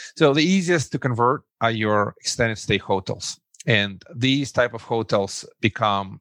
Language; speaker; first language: English; non-native, fluent; Russian